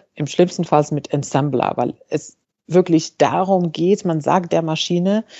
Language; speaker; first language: German; non-native, fluent; Arabic